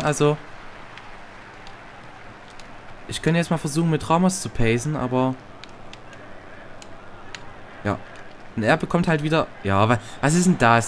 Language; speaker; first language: German; native; German